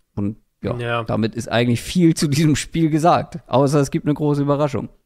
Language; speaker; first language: German; native; German